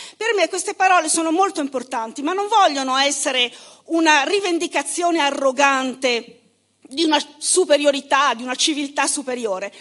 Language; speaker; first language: Italian; native; Italian